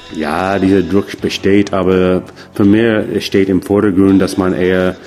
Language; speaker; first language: German; non-native, fluent; English